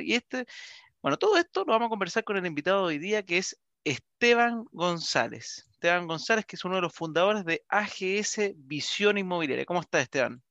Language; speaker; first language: Spanish; native; Spanish